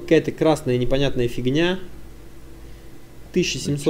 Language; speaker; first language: Russian; native; Russian